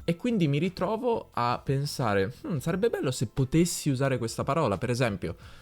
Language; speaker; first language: Italian; native; Italian